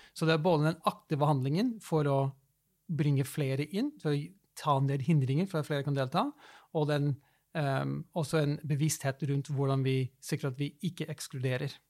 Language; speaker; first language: Norwegian; early bilingual, other home language; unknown